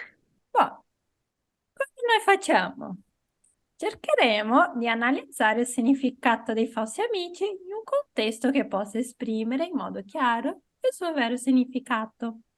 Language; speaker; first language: Italian; non-native, fluent; Portuguese